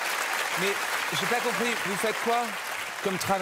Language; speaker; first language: French; native; French